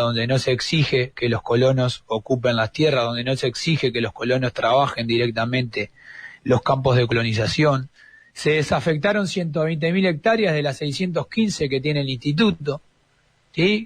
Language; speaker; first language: Spanish; native; Spanish